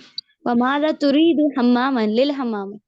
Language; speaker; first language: Arabic; non-native, learner; Urdu